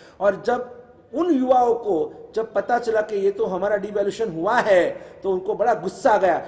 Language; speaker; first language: Hindi; non-native, local second language; Gujarati